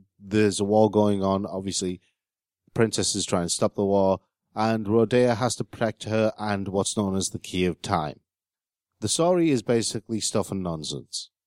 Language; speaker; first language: English; native; English